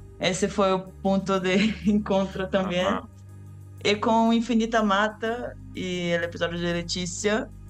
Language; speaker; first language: Spanish; non-native, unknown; Portuguese